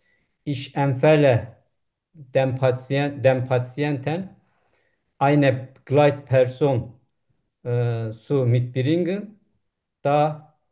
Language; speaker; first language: German; non-native, learner; Turkish